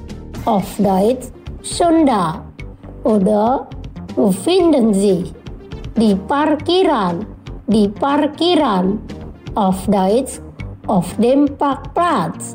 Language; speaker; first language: German; non-native, fluent; Indonesian